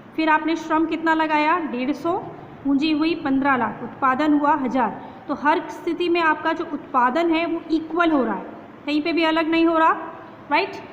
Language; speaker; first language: Hindi; native; Hindi